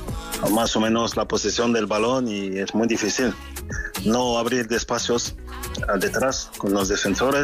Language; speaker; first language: Spanish; non-native, fluent; French